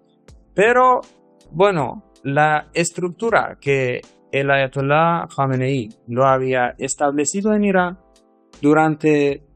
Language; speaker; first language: Spanish; non-native, fluent; Persian